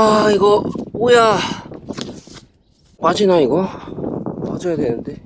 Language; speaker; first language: Korean; native; Korean